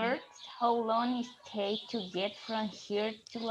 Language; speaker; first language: English; non-native, learner; Spanish